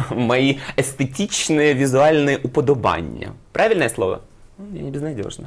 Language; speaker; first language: Ukrainian; non-native, local second language; Russian